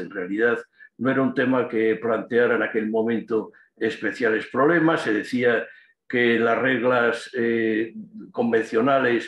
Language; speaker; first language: Spanish; native; Spanish